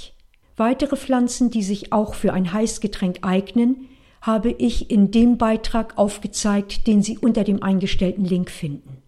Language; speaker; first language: German; native; German